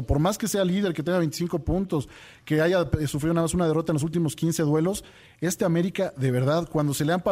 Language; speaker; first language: Spanish; native; Spanish